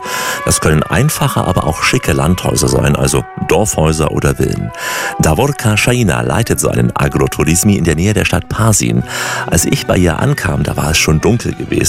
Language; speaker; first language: German; native; German